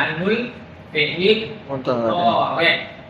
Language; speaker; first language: Arabic; non-native, fluent; Malay